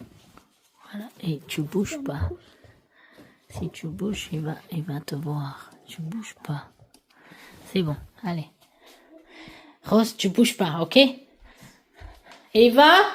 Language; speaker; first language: French; non-native, learner; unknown